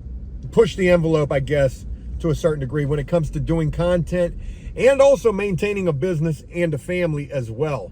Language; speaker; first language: English; native; English